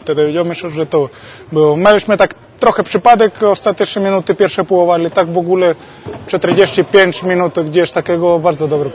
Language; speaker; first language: Polish; non-native, fluent; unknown